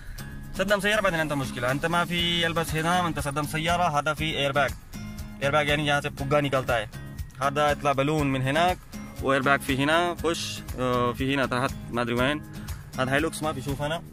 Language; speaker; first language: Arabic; non-native, learner; Hindi